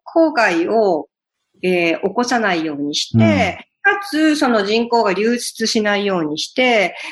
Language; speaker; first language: Japanese; native; Japanese